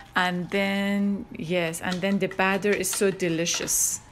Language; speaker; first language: English; non-native, fluent; Persian